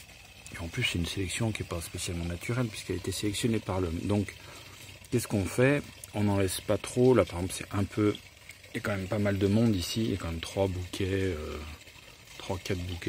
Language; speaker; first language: French; native; French